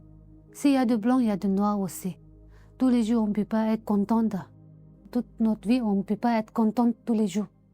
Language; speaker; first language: French; non-native, learner; Tibetan